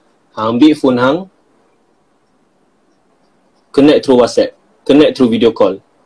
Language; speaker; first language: English; non-native, local second language; Malay